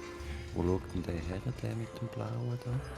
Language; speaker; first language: German; native; German